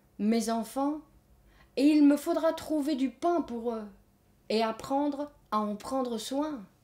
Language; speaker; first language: French; native; French